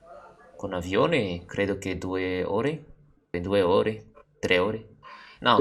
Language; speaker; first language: Italian; non-native, learner; Indonesian